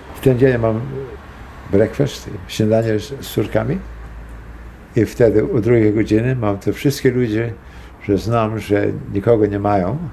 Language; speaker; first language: Polish; early bilingual, heritage; Polish